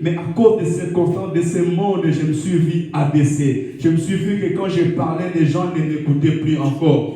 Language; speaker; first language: French; non-native, local second language; Lingala